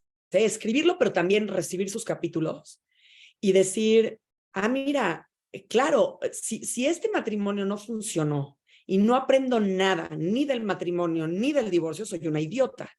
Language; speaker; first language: Spanish; native; Spanish